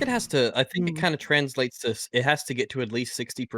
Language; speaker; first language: English; native; English